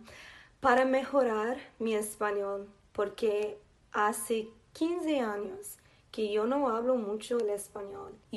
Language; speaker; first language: Spanish; non-native, learner; English